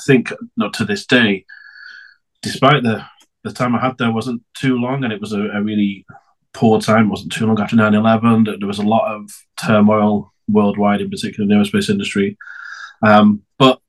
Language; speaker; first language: English; native; English